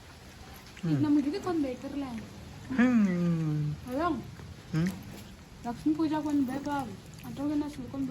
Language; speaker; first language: Kannada; native; Kannada